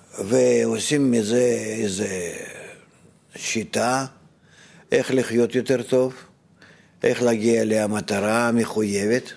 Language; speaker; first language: Hebrew; non-native, fluent; Russian